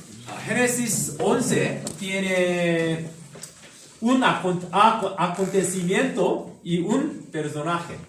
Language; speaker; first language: Spanish; non-native, learner; Korean